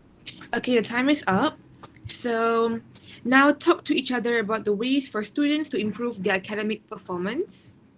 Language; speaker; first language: English; non-native, local second language; Malay